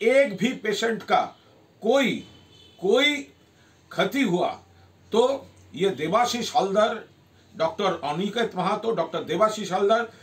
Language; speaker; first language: Hindi; non-native, local second language; Bangla